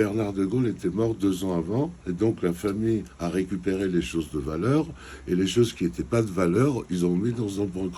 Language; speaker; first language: French; non-native, fluent; Georgian